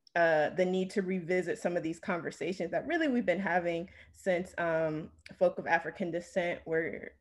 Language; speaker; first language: English; native; English